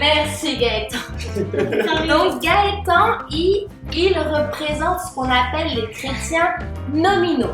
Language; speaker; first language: French; native; French